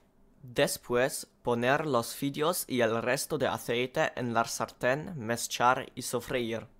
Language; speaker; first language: Spanish; non-native, learner; German